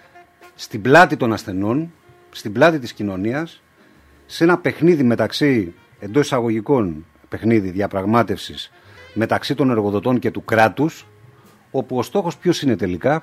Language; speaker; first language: Greek; native; Greek